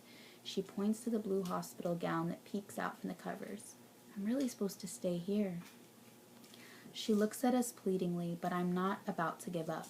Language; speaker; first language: English; native; English